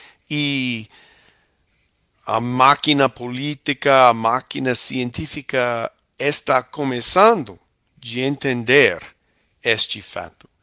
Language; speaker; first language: Portuguese; non-native, learner; English